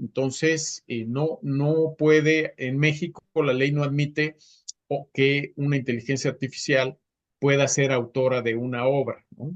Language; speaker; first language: Spanish; native; Spanish